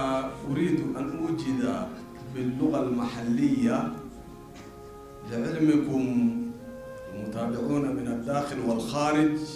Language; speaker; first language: Arabic; non-native, fluent; Amharic